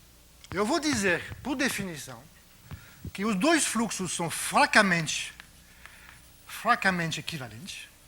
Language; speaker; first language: Portuguese; non-native, fluent; French